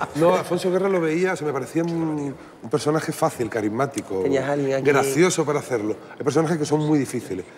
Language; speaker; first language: Spanish; native; Spanish